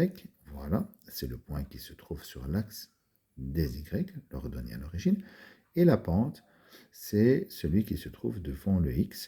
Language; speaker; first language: French; native; French